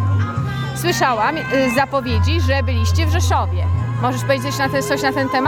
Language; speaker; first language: Polish; native; Polish